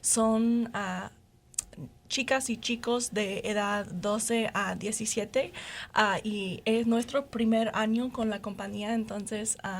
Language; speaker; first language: Spanish; non-native, fluent; English